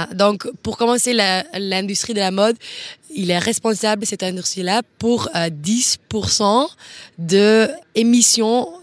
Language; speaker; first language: French; non-native, fluent; Dutch